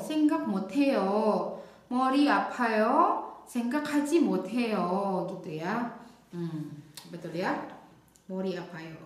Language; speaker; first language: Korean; non-native, learner; Indonesian